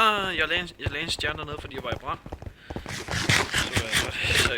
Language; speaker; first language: Danish; native; Danish